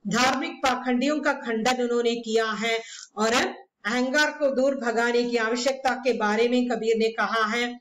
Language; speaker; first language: Hindi; non-native, local second language; Malayalam